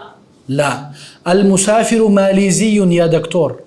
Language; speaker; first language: Arabic; non-native, fluent; Urdu